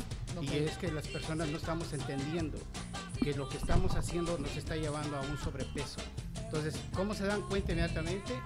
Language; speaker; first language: Spanish; native; Spanish